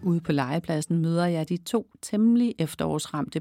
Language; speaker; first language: Danish; native; Danish